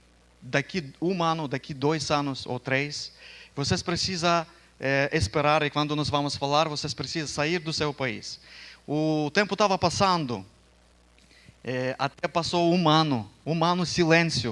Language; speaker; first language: Portuguese; non-native, fluent; Ukrainian